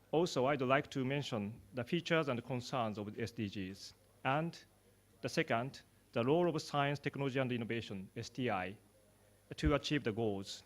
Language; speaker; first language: English; non-native, fluent; Japanese